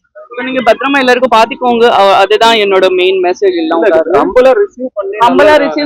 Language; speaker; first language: Tamil; non-native, local second language; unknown